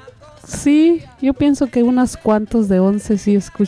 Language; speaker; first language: Spanish; native; Spanish